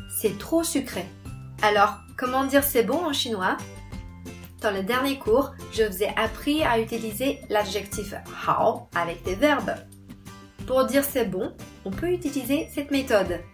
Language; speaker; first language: French; non-native, fluent; Chinese